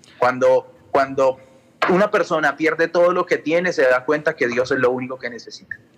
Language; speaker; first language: Spanish; native; Spanish